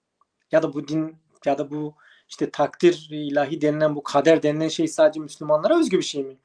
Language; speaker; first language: Turkish; native; Turkish